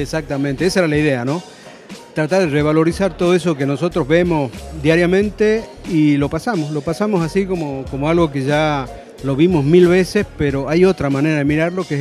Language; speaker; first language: Spanish; native; Spanish